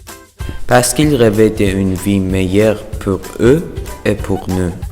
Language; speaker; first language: French; early bilingual, other home language; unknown